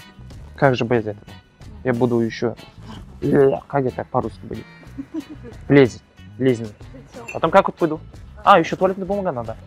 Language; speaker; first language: Russian; non-native, local second language; Kazakh